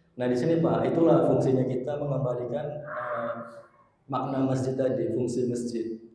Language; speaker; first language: Indonesian; native; Indonesian